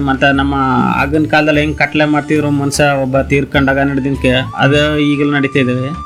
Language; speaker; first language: Kannada; non-native, local second language; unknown